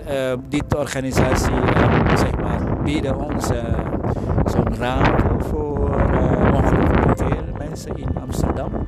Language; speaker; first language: Dutch; non-native, fluent; Indonesian